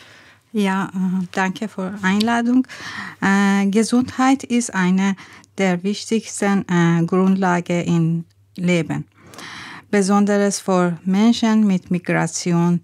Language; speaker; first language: German; non-native, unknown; Persian